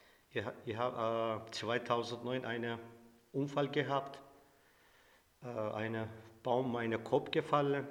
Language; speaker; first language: German; non-native, learner; Turkish